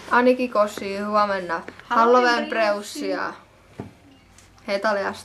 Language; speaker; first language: Finnish; native; Finnish